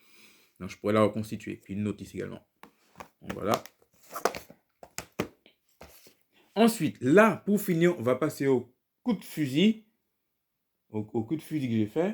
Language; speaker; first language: French; native; French